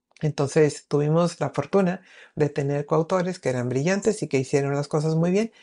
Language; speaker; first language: Spanish; native; Spanish